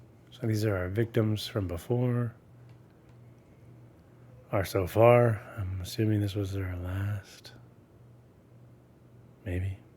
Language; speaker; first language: English; native; English